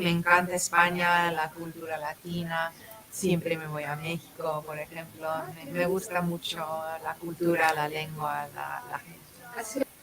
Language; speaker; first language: Spanish; non-native, fluent; English